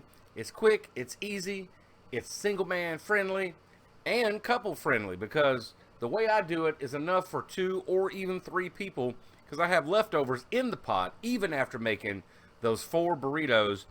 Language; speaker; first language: English; native; English